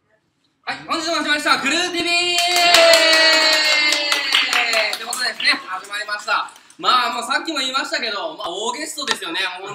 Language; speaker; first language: Japanese; native; Japanese